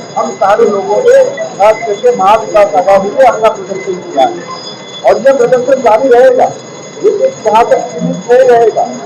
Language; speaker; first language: Hindi; non-native, local second language; Marathi